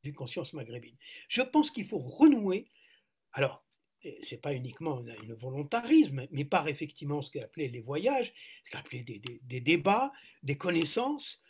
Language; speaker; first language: French; non-native, local second language; Arabic